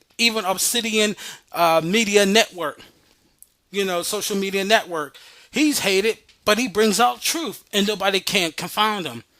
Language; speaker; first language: English; native; English